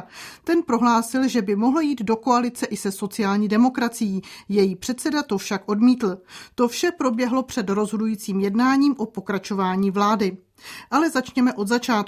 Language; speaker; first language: Czech; native; Czech